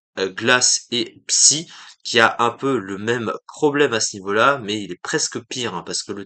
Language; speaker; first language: French; native; French